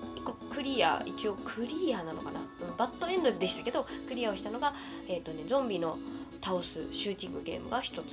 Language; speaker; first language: Japanese; native; Japanese